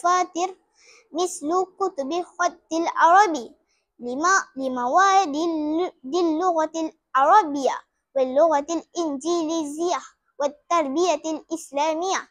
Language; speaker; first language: Arabic; non-native, learner; Malay